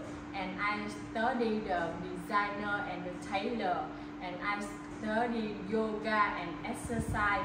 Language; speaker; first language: English; non-native, learner; Vietnamese